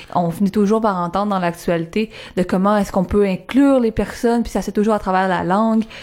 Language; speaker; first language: French; early bilingual, other home language; Arabic